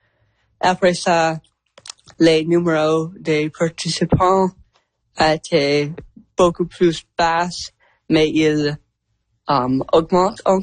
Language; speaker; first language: French; non-native, local second language; English